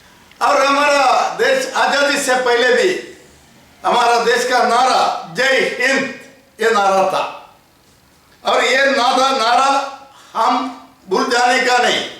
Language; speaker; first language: Hindi; non-native, local second language; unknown